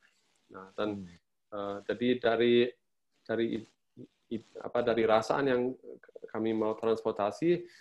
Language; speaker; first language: Indonesian; non-native, fluent; German